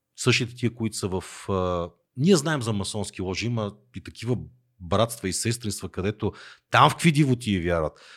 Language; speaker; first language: Bulgarian; native; Bulgarian